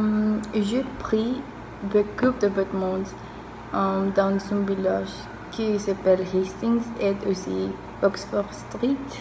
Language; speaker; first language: French; non-native, learner; Spanish